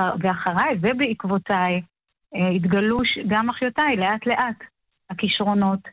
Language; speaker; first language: Hebrew; early bilingual, other home language; Amharic